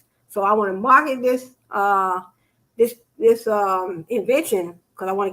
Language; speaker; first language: English; native; English